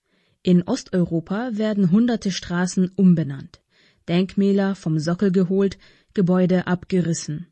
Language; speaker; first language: German; native; German